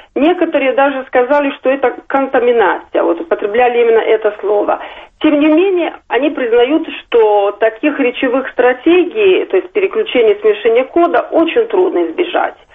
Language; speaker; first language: Russian; non-native, fluent; Italian